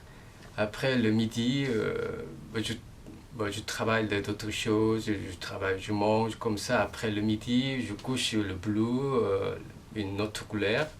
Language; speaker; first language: French; non-native, learner; Korean